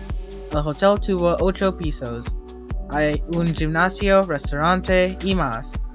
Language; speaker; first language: Spanish; non-native, learner; English